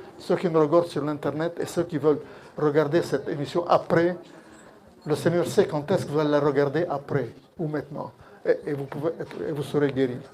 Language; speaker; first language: French; non-native, local second language; Arabic